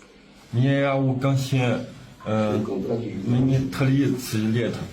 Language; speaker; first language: Russian; non-native, learner; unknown